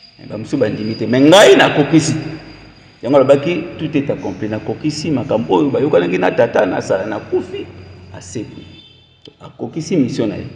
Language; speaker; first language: Lingala; non-native, local second language; Kongo